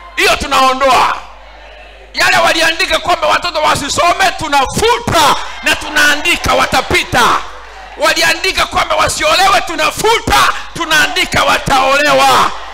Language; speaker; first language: Swahili; non-native, local second language; Gusii